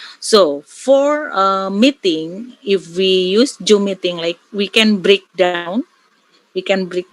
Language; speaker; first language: English; non-native, learner; Indonesian